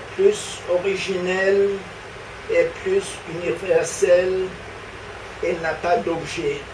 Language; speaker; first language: Spanish; non-native, fluent; Danish